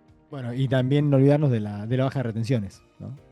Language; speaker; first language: Spanish; native; Spanish